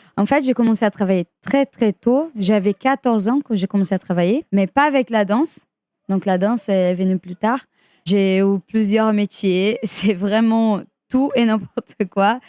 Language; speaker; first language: French; non-native, fluent; Portuguese